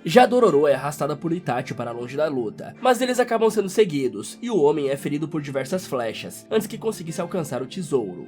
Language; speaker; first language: Portuguese; native; Portuguese